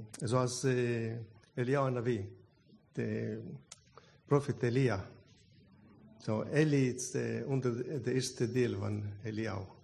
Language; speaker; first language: Dutch; non-native, learner; Hebrew